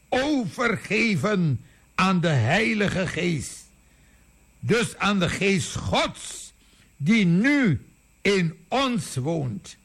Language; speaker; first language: Dutch; native; Dutch